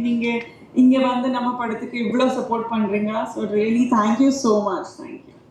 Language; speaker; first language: Tamil; non-native, fluent; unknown